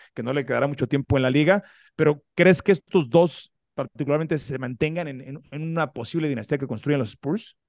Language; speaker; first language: Spanish; native; Spanish